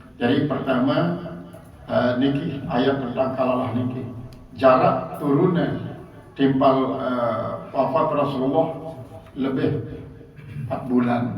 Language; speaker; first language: Indonesian; non-native, local second language; Sasak